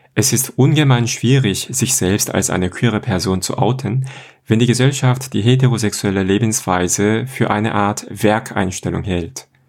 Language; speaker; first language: German; non-native, fluent; Korean